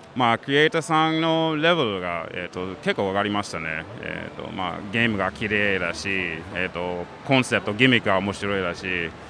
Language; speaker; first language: Japanese; non-native, fluent; English